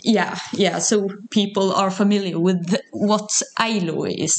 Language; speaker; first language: English; non-native, fluent; Norwegian